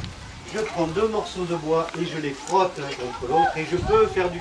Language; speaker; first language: French; native; French